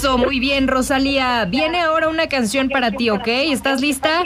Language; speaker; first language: Spanish; native; Spanish